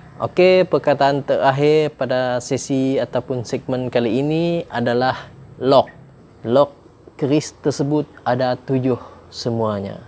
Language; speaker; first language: Malay; non-native, local second language; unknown